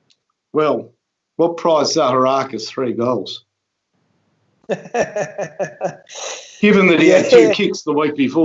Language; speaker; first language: English; native; English